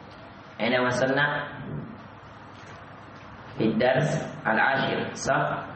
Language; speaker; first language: Arabic; non-native, fluent; Indonesian